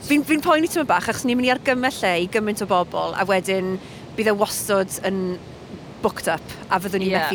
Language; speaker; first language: Welsh; native; Welsh